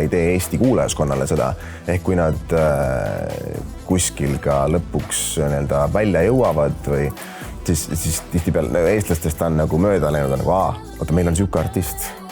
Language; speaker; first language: Estonian; native; Estonian